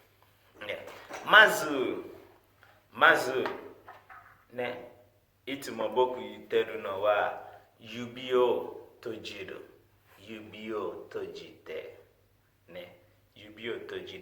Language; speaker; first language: Japanese; non-native, fluent; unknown